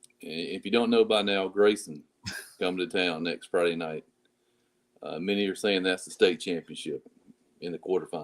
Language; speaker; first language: English; native; English